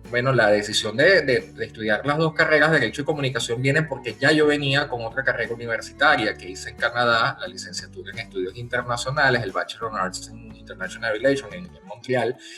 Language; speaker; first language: Spanish; native; Spanish